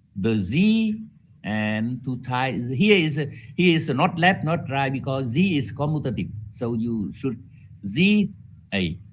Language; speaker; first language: English; non-native, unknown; Vietnamese